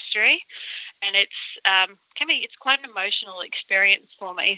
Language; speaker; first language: English; native; English